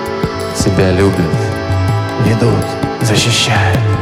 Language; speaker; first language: Russian; native; Russian